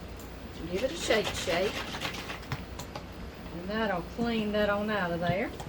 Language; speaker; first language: English; native; English